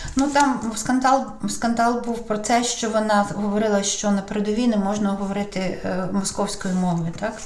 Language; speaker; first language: Ukrainian; non-native, local second language; Russian